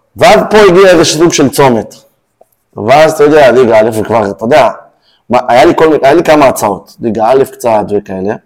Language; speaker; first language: Hebrew; native; Hebrew